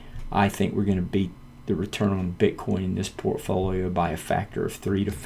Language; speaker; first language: English; native; English